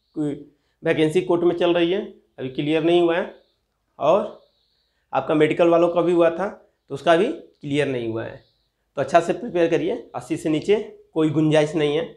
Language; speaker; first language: Hindi; native; Hindi